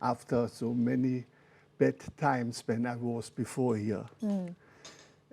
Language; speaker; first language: English; non-native, learner; German